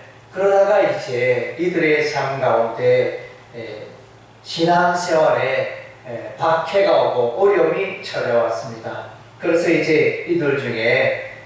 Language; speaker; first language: Korean; native; Korean